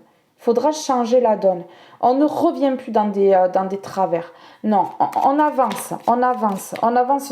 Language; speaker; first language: French; native; French